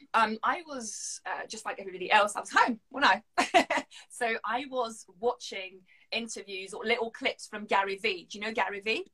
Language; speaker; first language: English; non-native, fluent; French